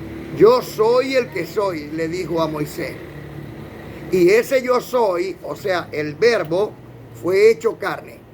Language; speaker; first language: Spanish; native; Spanish